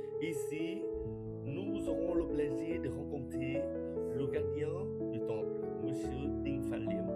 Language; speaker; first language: French; non-native, fluent; Vietnamese